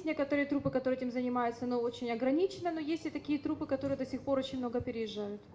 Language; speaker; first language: Russian; native; Russian